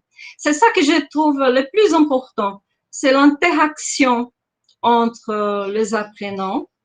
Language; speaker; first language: French; non-native, fluent; Portuguese